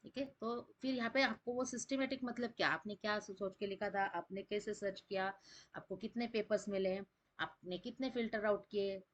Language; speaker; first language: Hindi; non-native, local second language; Marathi